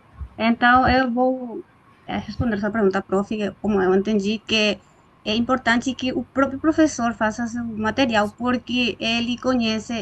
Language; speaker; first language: Portuguese; non-native, fluent; Spanish